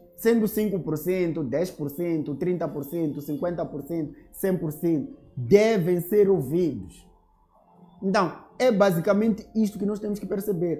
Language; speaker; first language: Portuguese; native; Portuguese